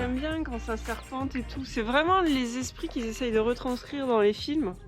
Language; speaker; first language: French; native; French